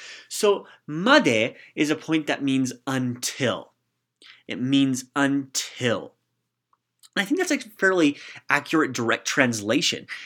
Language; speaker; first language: English; native; English